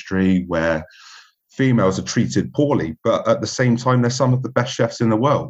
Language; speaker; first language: English; native; English